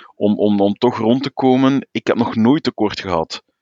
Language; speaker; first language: Dutch; native; Dutch